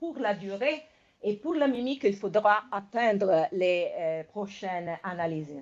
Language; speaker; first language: French; non-native, fluent; Italian